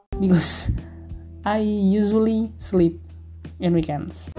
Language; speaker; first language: English; non-native, learner; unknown